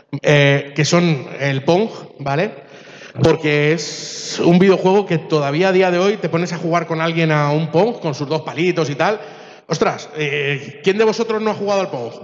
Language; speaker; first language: Spanish; early bilingual, other home language; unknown